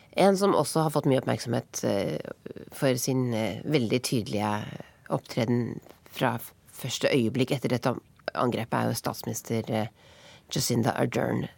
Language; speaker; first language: Norwegian; native; Norwegian